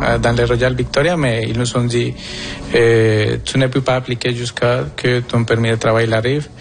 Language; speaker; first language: French; non-native, fluent; Spanish